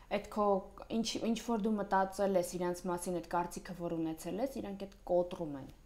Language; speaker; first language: Armenian; early bilingual, other home language; Russian